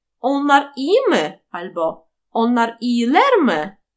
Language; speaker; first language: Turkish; non-native, fluent; Polish